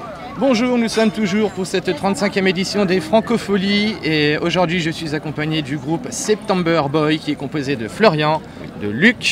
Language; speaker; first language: French; native; French